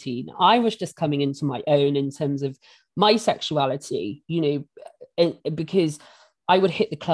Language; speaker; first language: English; native; English